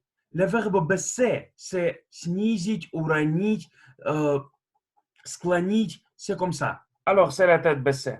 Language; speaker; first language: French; non-native, fluent; Russian